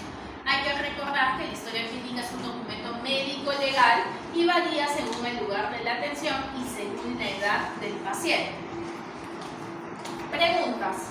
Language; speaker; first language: Spanish; native; Spanish